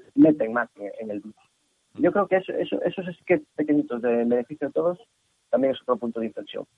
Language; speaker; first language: Spanish; native; Spanish